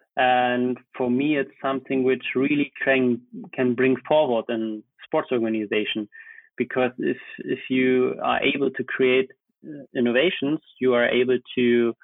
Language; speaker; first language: English; non-native, fluent; German